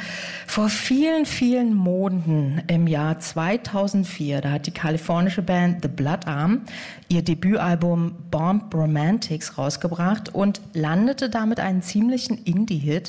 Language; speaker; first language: German; native; German